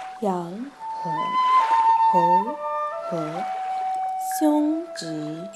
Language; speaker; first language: Chinese; non-native, learner; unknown